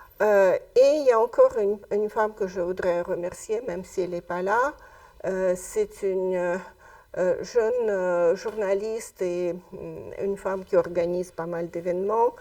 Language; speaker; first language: French; non-native, fluent; Russian